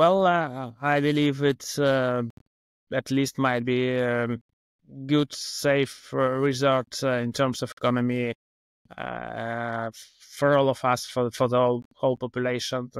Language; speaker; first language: English; non-native, fluent; Russian